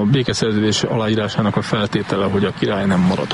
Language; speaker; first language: Hungarian; native; Hungarian